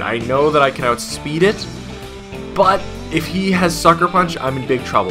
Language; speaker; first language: English; native; English